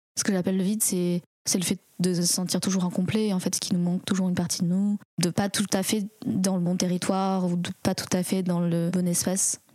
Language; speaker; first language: French; early bilingual, other home language; Chinese